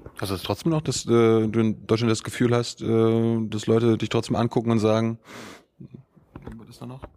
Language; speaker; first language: German; native; German